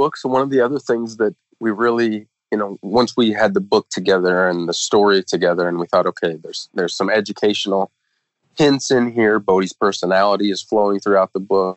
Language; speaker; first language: English; native; English